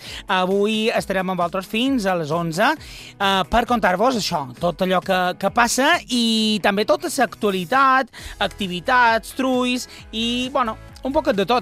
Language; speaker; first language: Catalan; native; Catalan